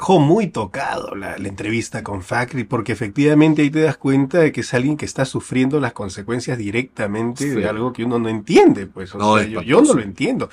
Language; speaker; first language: Spanish; native; Spanish